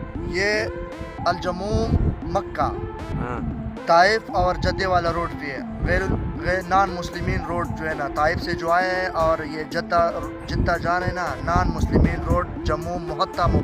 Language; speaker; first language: Hindi; non-native, local second language; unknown